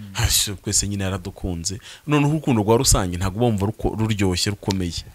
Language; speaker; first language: Kinyarwanda; native; Kinyarwanda